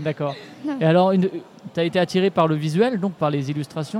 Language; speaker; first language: French; native; French